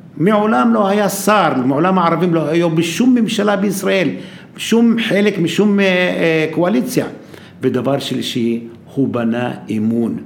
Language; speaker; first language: Hebrew; non-native, local second language; Arabic